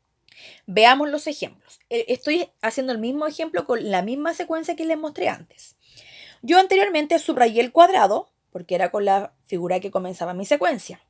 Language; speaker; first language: Spanish; native; Spanish